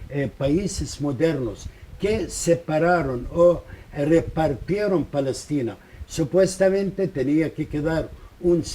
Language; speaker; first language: Spanish; non-native, fluent; Arabic